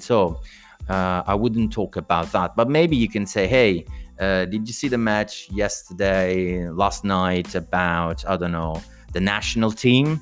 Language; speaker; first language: English; non-native, fluent; Italian